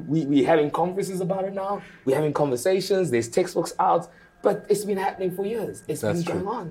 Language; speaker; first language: English; early bilingual, other home language; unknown